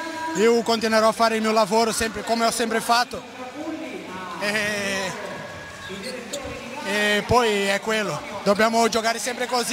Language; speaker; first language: Italian; non-native, fluent; Portuguese